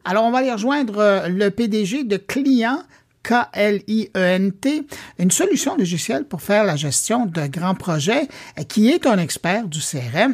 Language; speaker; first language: French; native; French